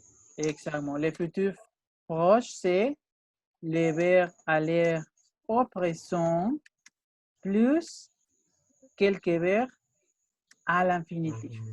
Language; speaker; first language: French; non-native, fluent; Spanish